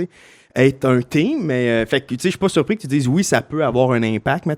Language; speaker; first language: French; native; French